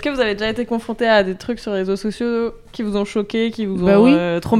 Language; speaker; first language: French; native; French